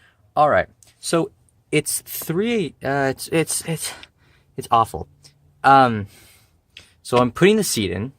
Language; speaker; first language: English; native; English